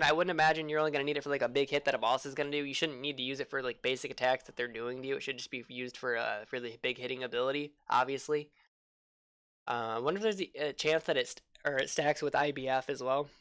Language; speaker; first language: English; native; English